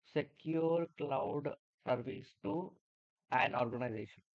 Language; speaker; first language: English; non-native, local second language; Telugu